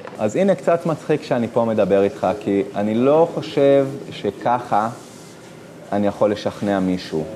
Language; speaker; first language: Hebrew; native; Hebrew